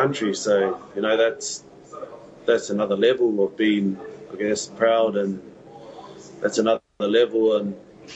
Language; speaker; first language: English; native; English